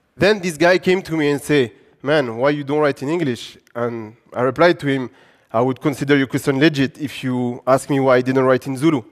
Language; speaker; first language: English; non-native, fluent; French